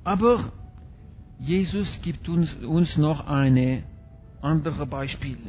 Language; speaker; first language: German; non-native, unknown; French